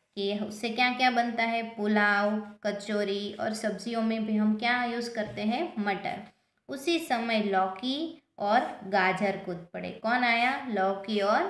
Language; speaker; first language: Hindi; non-native, local second language; Gujarati